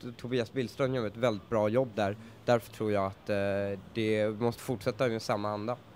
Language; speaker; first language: Swedish; early bilingual, other home language; Persian